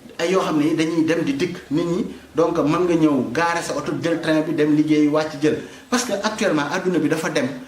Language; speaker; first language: Wolof; native; Wolof